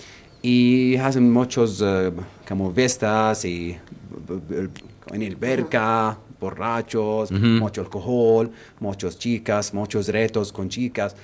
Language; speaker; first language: Spanish; non-native, learner; Arabic